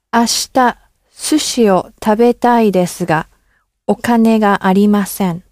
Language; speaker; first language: Japanese; non-native, learner; English